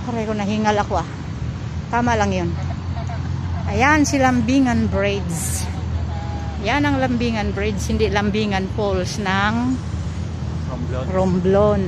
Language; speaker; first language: Filipino; native; Filipino